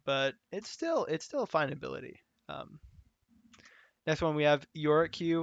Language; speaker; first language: English; native; English